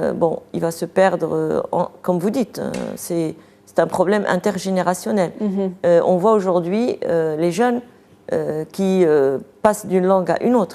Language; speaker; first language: French; non-native, local second language; Arabic